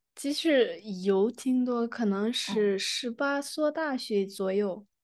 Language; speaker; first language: Chinese; non-native, fluent; Arabic